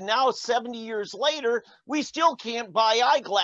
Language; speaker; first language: English; native; English